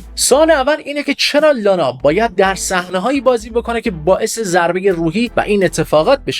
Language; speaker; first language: Persian; native; Persian